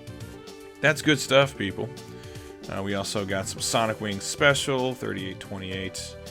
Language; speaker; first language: English; native; English